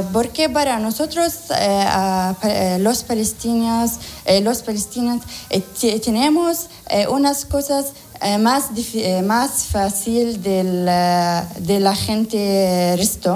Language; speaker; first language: Spanish; non-native, learner; Arabic